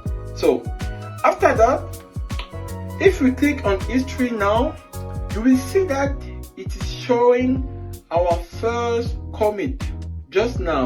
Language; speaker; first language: English; non-native, fluent; French